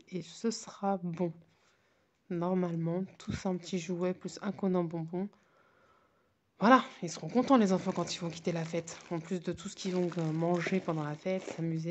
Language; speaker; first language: French; native; French